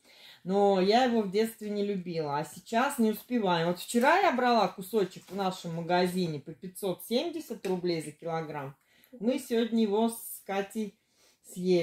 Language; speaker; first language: Russian; native; Russian